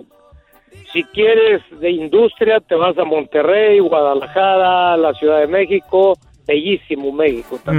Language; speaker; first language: Spanish; native; Spanish